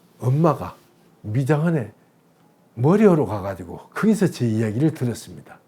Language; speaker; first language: Korean; native; Korean